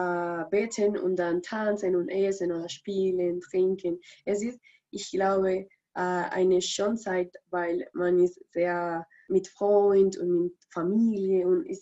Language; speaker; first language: German; non-native, learner; Spanish